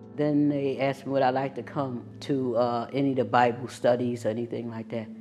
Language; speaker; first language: English; native; English